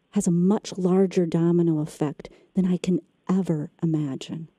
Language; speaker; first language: English; native; English